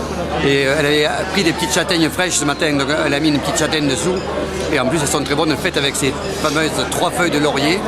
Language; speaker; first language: French; native; French